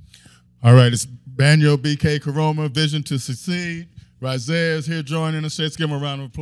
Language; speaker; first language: English; native; English